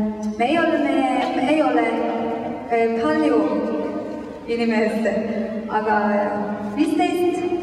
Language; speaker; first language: Estonian; non-native, learner; Norwegian